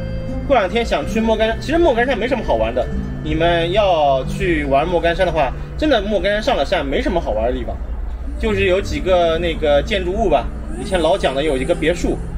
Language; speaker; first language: Chinese; native; Chinese